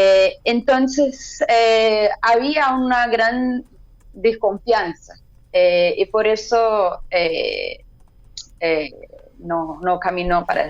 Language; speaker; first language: Spanish; non-native, fluent; Portuguese